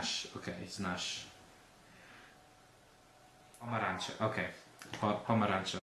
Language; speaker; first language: Polish; non-native, learner; English